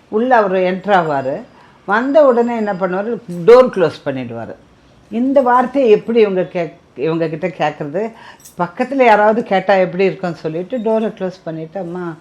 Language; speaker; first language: Tamil; non-native, local second language; Telugu